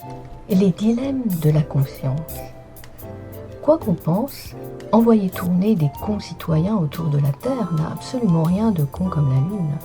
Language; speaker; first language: French; native; French